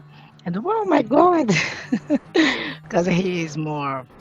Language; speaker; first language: English; non-native, learner; Portuguese